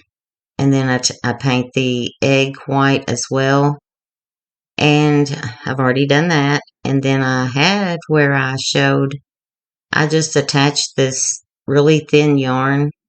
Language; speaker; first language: English; native; English